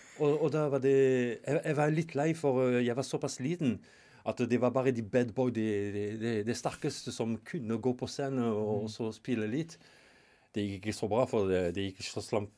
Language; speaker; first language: Norwegian; non-native, fluent; French